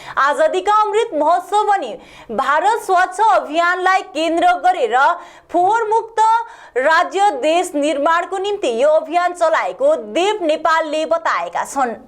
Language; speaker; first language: Nepali; native; Nepali